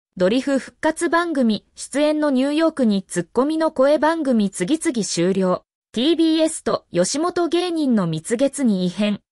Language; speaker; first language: Japanese; native; Japanese